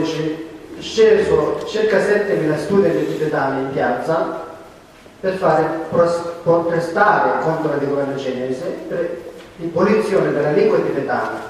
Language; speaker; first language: Italian; non-native, learner; Tibetan